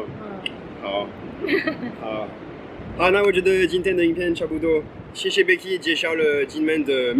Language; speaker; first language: Chinese; non-native, fluent; French